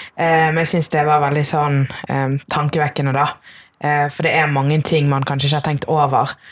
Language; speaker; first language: Norwegian; early bilingual, other home language; Tamil